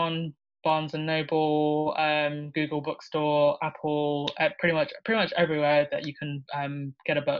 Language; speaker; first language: English; native; English